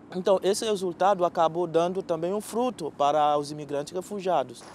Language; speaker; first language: Portuguese; non-native, fluent; Haitian Creole